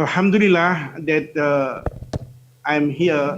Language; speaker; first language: English; non-native, fluent; Indonesian